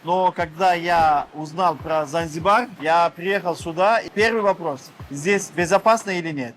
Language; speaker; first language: Russian; non-native, fluent; Turkish